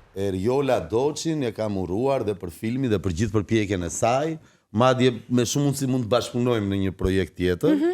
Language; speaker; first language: Albanian; native; Albanian